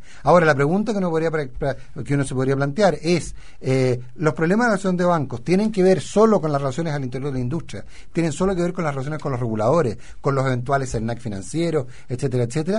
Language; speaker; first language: Spanish; native; Spanish